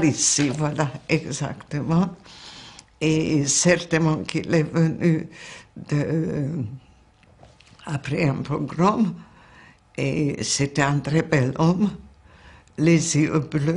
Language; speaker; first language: French; non-native, fluent; Hungarian